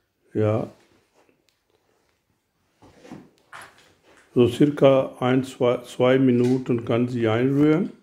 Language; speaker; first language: German; non-native, learner; Urdu